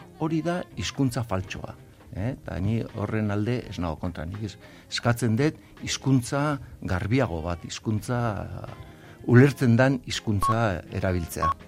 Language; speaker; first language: Basque; native; Basque